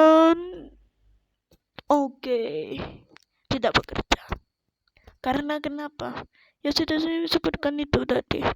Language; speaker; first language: Indonesian; native; Indonesian